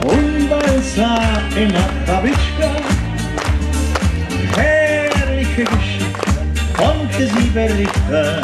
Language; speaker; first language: German; non-native, fluent; Czech